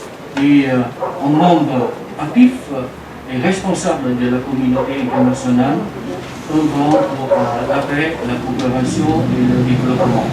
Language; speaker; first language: French; non-native, learner; Vietnamese